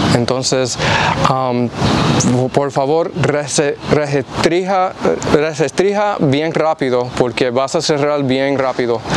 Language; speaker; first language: Spanish; early bilingual, heritage; English